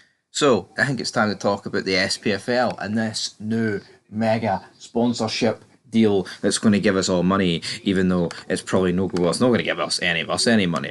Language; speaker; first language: English; native; English